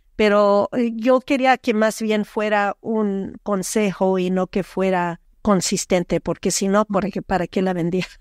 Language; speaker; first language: Spanish; early bilingual, heritage; Spanish